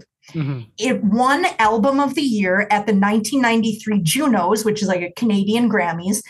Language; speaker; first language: English; native; English